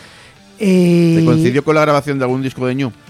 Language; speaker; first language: Spanish; native; Spanish